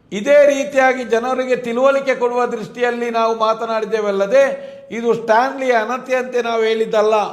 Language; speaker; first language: Kannada; non-native, local second language; Tulu